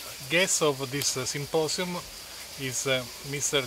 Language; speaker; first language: English; non-native, learner; Italian